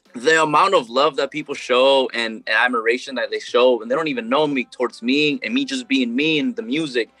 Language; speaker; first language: English; early bilingual, other home language; Spanish